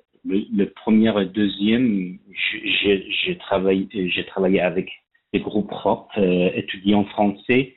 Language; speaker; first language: French; non-native, learner; Persian